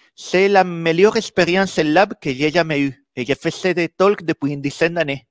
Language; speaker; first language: French; non-native, fluent; Spanish